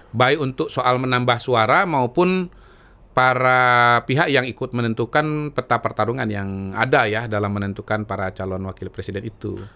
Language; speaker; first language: Indonesian; native; Indonesian